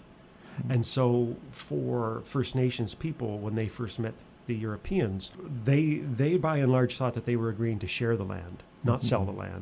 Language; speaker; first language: English; native; English